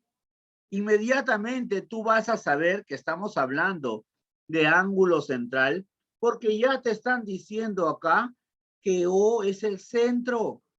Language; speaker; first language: Spanish; native; Spanish